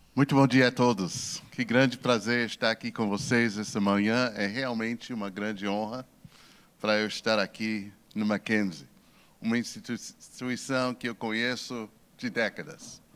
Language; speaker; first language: Portuguese; non-native, fluent; English